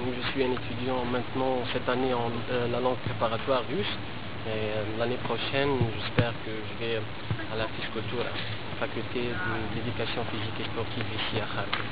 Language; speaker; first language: French; non-native, local second language; Arabic